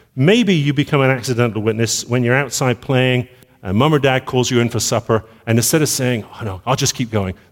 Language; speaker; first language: English; native; English